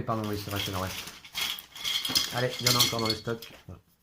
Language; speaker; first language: French; native; French